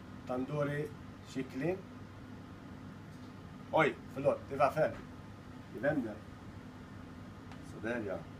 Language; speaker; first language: Swedish; non-native, learner; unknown